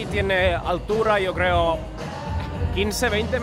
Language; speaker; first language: Spanish; non-native, learner; Finnish